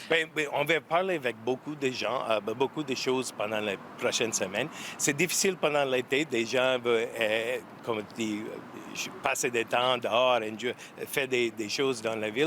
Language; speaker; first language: French; non-native, learner; English